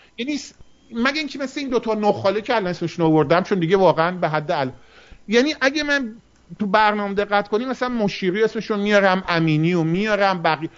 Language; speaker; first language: Persian; early bilingual, heritage; Persian